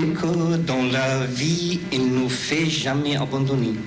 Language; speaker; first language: French; non-native, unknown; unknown